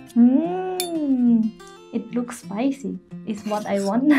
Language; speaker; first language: English; non-native, fluent; Thai